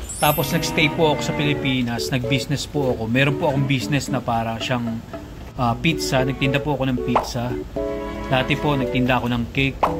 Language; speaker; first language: Filipino; native; Filipino